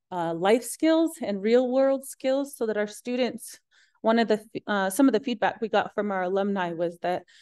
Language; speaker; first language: English; native; English